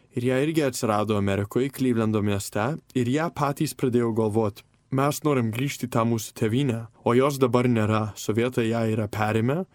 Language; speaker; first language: Lithuanian; early bilingual, heritage; Lithuanian